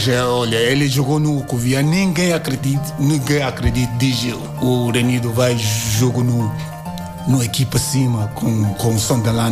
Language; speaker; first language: Portuguese; non-native, learner; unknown